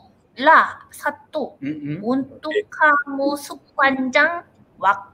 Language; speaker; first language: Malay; non-native, learner; Korean